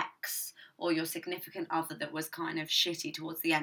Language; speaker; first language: English; native; English